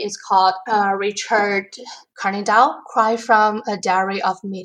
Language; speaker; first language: English; non-native, learner; Chinese